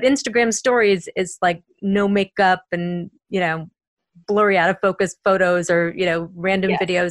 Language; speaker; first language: English; native; English